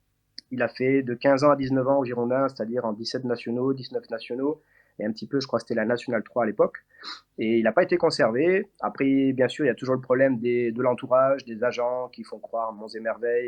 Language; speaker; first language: French; native; French